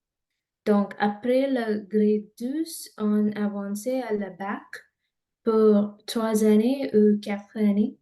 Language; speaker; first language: French; non-native, learner; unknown